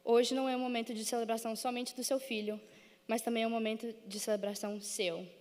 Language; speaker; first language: Portuguese; early bilingual, other home language; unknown